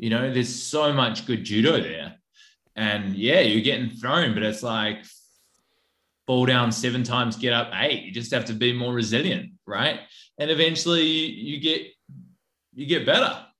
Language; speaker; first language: English; native; English